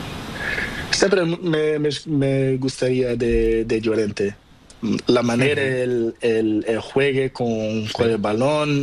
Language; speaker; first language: Spanish; non-native, learner; Portuguese